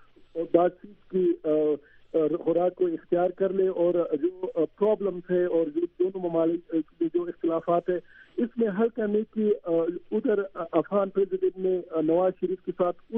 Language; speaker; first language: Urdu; non-native, learner; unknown